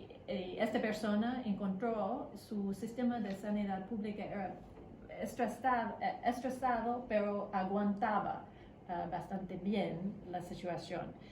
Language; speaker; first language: Spanish; non-native, fluent; English